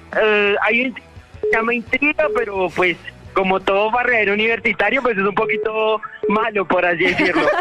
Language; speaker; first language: Spanish; native; Spanish